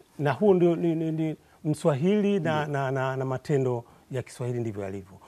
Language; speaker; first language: Swahili; native; Swahili